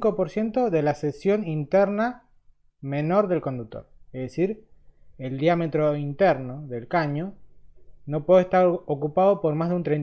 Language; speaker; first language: Spanish; native; Spanish